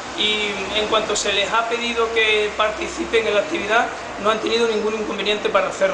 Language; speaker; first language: Spanish; native; Spanish